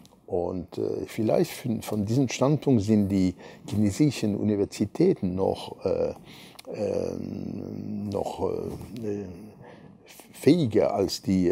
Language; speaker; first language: German; non-native, fluent; French